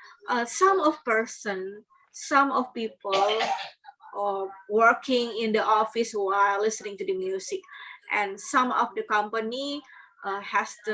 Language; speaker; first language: English; non-native, learner; Indonesian